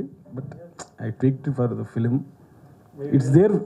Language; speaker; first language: Telugu; native; Telugu